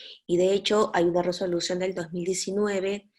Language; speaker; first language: Spanish; native; Spanish